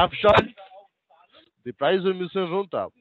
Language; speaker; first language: German; non-native, learner; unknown